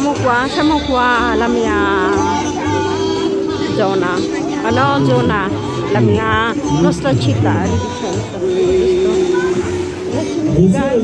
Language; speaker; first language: Italian; non-native, learner; Filipino